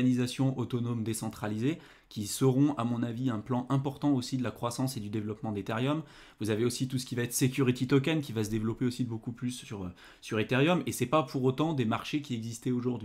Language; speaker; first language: French; native; French